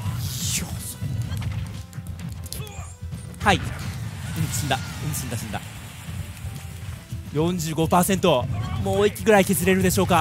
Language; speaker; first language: Japanese; native; Japanese